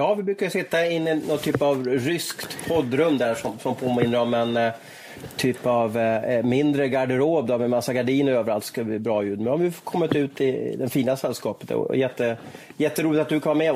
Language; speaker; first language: Swedish; native; Swedish